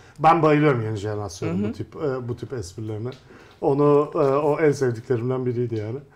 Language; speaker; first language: Turkish; native; Turkish